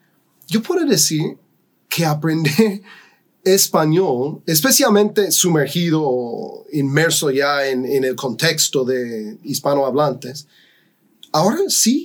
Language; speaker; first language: Spanish; non-native, fluent; English